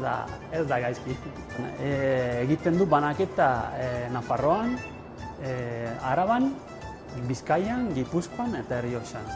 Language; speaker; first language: Basque; non-native, learner; Italian